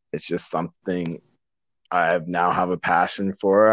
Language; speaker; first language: English; native; English